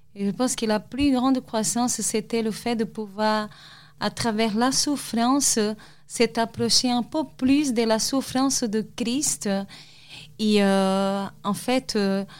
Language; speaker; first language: French; non-native, fluent; Portuguese